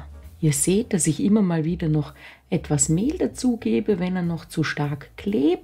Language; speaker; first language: German; native; German